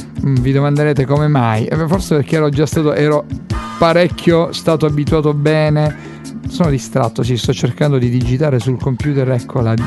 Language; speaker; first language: Italian; native; Italian